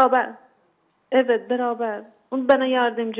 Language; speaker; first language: Turkish; non-native, learner; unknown